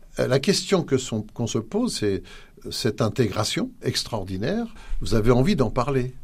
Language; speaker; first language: French; native; French